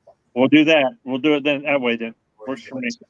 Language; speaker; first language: English; native; English